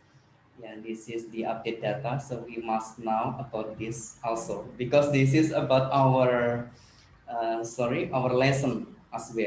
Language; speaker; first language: English; non-native, learner; Indonesian